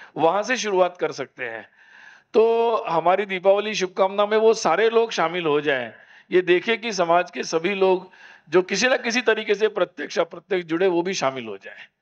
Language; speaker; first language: Hindi; non-native, local second language; Marathi